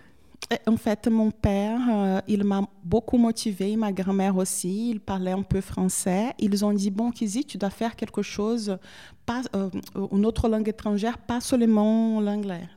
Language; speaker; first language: French; non-native, fluent; Portuguese